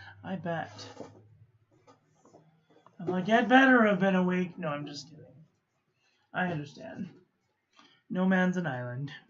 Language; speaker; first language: English; native; English